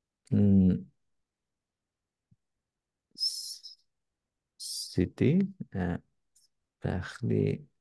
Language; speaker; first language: French; non-native, learner; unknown